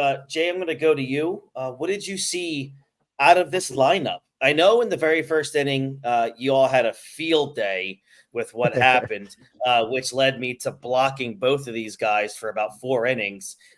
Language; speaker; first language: English; native; English